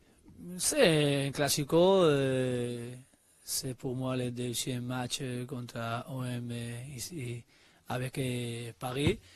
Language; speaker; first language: French; non-native, learner; Spanish